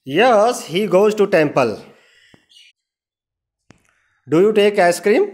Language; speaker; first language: English; non-native, learner; Hindi